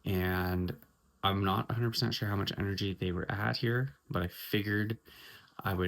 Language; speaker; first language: English; native; English